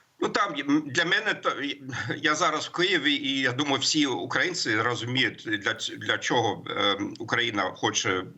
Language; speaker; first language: Ukrainian; non-native, fluent; German